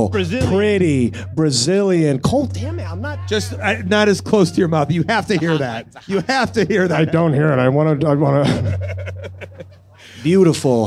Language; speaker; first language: English; native; English